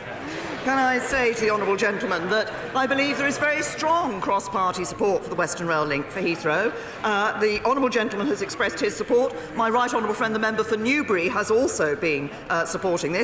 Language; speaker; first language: English; native; English